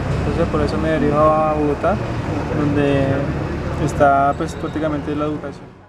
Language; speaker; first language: Spanish; native; Spanish